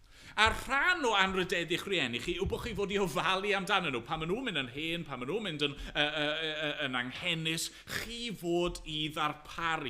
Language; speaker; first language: Welsh; native; Welsh